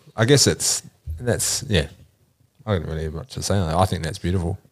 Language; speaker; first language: English; native; English